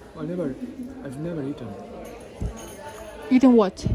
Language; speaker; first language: English; non-native, fluent; Italian